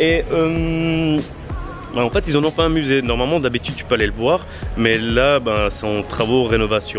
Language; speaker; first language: French; native; French